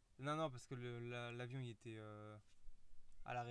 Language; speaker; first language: French; native; French